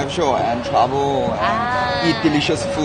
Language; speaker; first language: English; non-native, learner; Korean